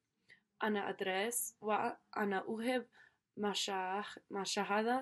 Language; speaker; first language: Arabic; non-native, learner; English